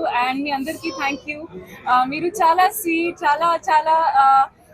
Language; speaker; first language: Telugu; non-native, learner; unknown